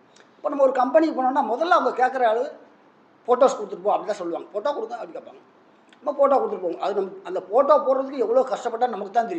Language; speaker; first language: Tamil; native; Tamil